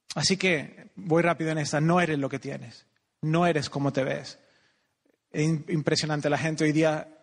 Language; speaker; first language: Spanish; native; Spanish